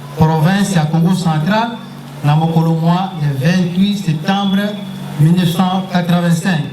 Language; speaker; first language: Lingala; non-native, local second language; Kongo